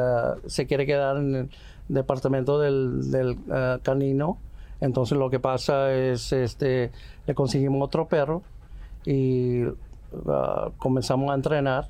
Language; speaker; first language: Spanish; early bilingual, heritage; Spanish